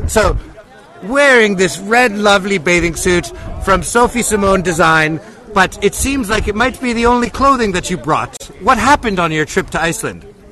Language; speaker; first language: English; native; English